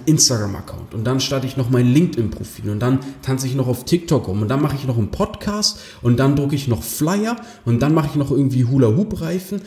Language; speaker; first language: German; native; German